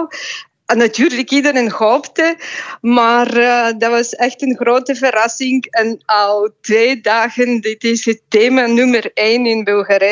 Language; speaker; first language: Dutch; non-native, fluent; Bulgarian